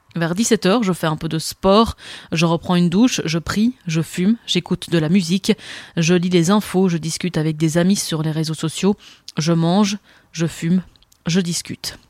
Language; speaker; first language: French; non-native, learner; Amharic